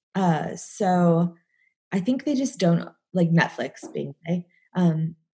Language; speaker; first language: English; native; English